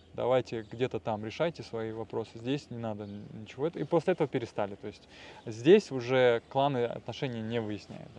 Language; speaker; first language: Russian; non-native, fluent; Serbian